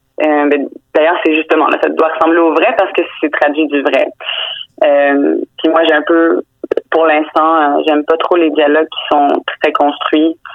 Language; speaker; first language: French; native; French